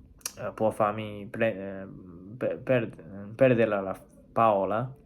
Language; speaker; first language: Italian; non-native, learner; Chinese